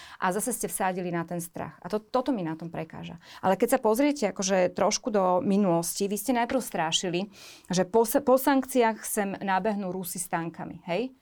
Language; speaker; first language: Slovak; native; Slovak